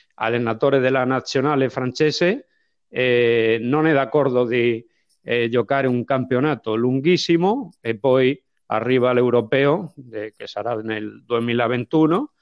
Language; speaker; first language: Italian; non-native, fluent; Spanish